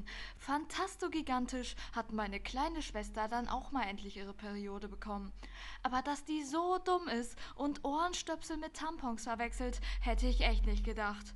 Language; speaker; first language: German; native; German